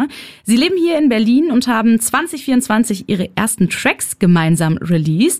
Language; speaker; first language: German; native; German